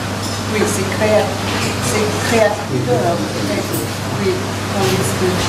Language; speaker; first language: French; non-native, fluent; English